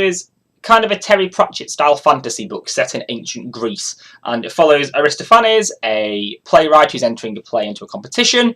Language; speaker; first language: English; native; English